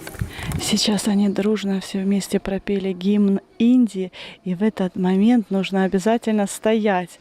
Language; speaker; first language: Russian; native; Russian